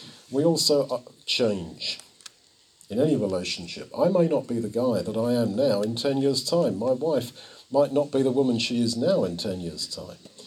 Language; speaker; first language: English; native; English